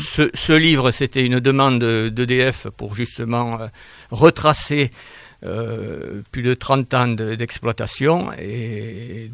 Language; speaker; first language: French; native; French